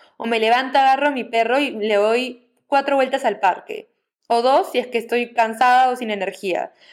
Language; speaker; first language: Spanish; native; Spanish